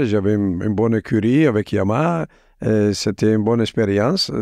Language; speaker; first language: French; non-native, fluent; Italian